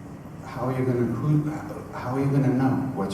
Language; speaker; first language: English; native; English